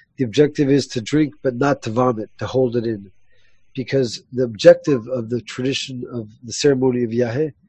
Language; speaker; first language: English; early bilingual, other home language; Spanish